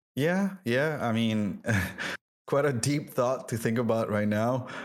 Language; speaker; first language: English; non-native, fluent; French